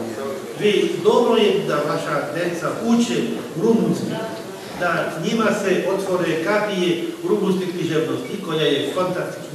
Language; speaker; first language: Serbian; non-native, fluent; French